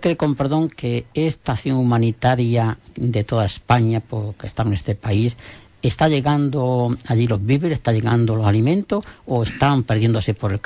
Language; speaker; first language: Spanish; native; Spanish